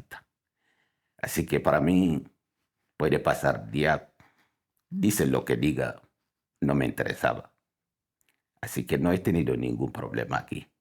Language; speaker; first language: Spanish; non-native, fluent; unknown